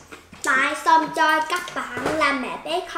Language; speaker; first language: Vietnamese; early bilingual, heritage; Korean